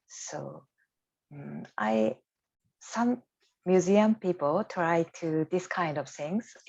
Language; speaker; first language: English; non-native, learner; Japanese